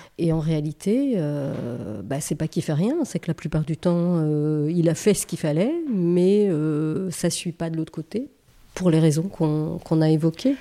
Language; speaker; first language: French; native; French